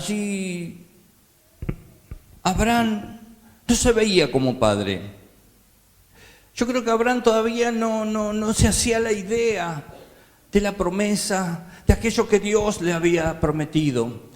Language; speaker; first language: Spanish; native; Spanish